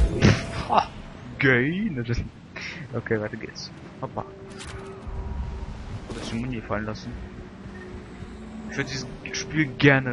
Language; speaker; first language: German; native; German